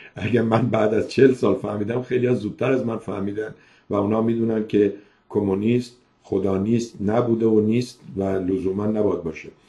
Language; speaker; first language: Persian; native; Persian